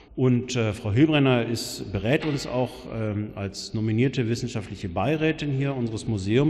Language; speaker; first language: German; native; German